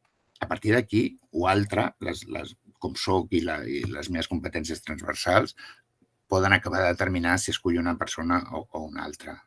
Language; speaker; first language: Catalan; native; Catalan